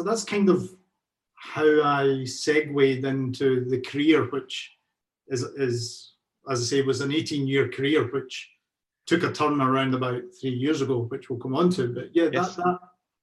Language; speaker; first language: English; native; English